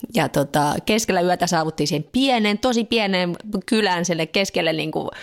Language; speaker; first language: Finnish; native; Finnish